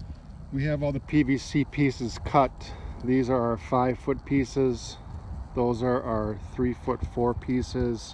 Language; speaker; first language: English; native; English